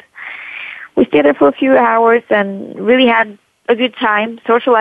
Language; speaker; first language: English; non-native, fluent; Norwegian